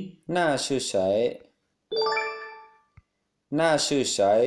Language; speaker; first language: Chinese; non-native, learner; Vietnamese